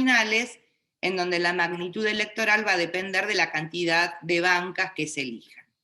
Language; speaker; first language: Spanish; native; Spanish